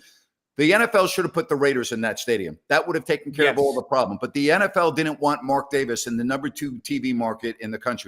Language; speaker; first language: English; native; English